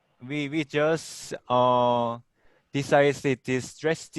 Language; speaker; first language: English; non-native, learner; Korean